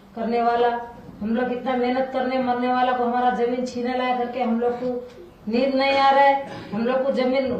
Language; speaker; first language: Hindi; non-native, local second language; Lambadi